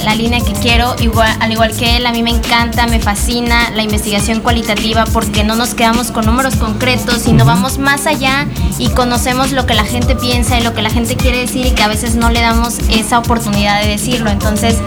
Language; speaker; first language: Spanish; native; Spanish